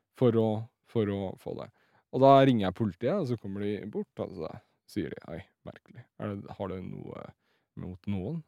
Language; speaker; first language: Norwegian; early bilingual, other home language; Riffian